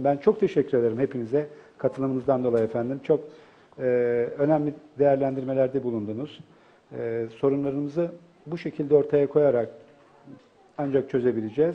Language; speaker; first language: Turkish; native; Turkish